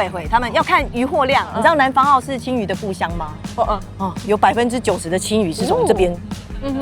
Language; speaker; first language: Chinese; native; Chinese